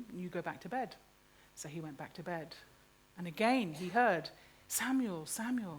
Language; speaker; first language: English; native; English